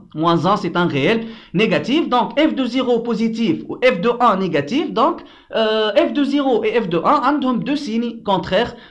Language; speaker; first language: French; non-native, local second language; Arabic